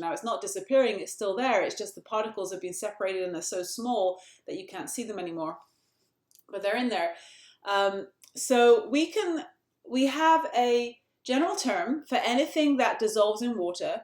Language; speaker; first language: English; native; English